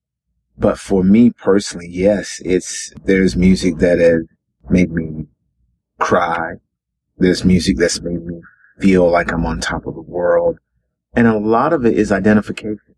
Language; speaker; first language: English; native; English